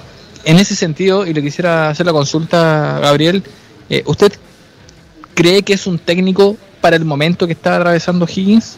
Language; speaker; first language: Spanish; native; Spanish